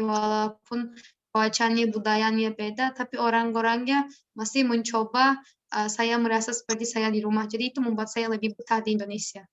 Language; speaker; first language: Indonesian; non-native, learner; Turkish